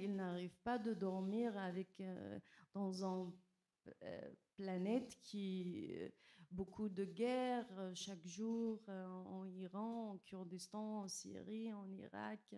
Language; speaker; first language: French; non-native, learner; Kurdish